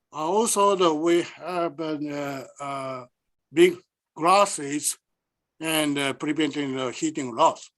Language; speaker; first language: English; non-native, learner; Japanese